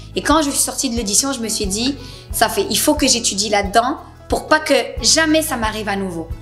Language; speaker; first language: French; native; French